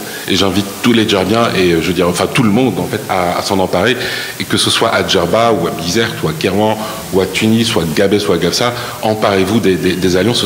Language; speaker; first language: French; non-native, local second language; Arabic